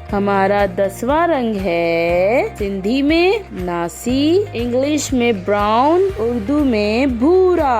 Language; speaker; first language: Hindi; non-native, local second language; Sindhi